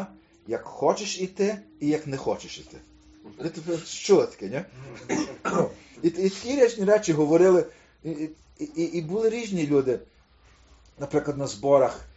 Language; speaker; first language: Ukrainian; early bilingual, heritage; Ukrainian